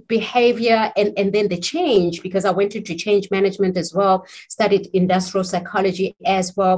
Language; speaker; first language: English; non-native, local second language; Zulu